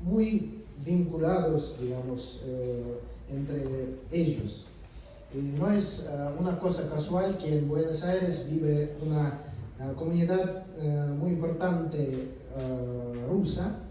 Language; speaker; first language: Spanish; non-native, fluent; Russian